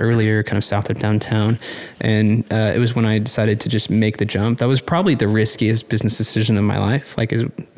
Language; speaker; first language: English; native; English